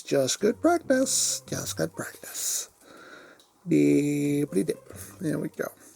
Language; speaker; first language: English; native; English